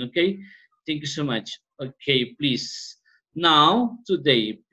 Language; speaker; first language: English; non-native, learner; Spanish